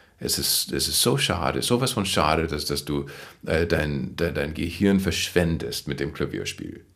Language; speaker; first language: German; non-native, fluent; English